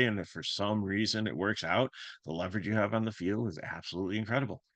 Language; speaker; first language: English; native; English